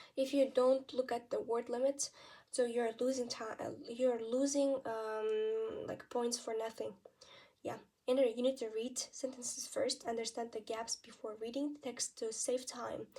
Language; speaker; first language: English; non-native, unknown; Kazakh